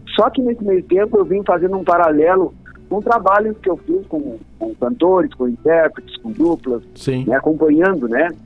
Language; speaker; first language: Portuguese; native; Portuguese